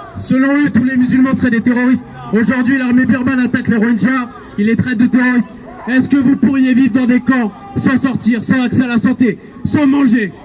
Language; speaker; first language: French; native; French